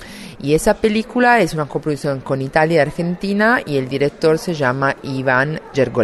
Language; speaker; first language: Spanish; non-native, fluent; Italian